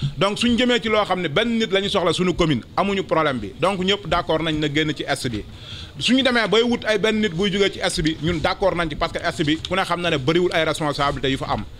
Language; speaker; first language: Wolof; native; Wolof